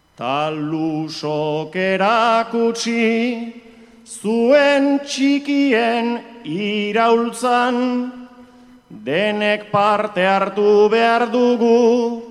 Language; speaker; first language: Basque; native; Basque